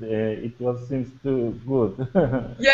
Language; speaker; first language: English; non-native, learner; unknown